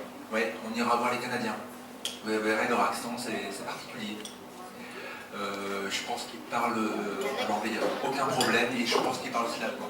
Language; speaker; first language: French; native; French